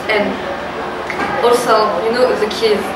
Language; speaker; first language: English; non-native, learner; French